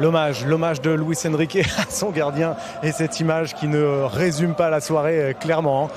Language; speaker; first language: French; native; French